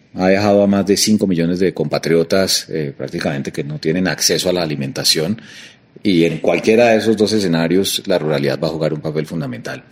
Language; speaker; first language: Spanish; native; Spanish